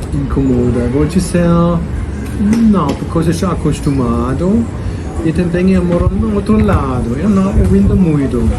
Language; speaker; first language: Portuguese; non-native, learner; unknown